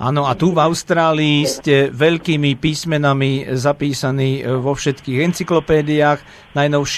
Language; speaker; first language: Slovak; native; Slovak